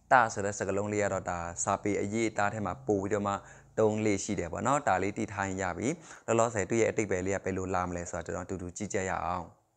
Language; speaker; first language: Burmese; non-native, local second language; Shan